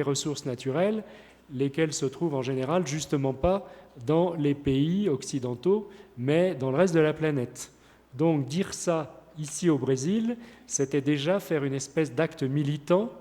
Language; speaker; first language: French; native; French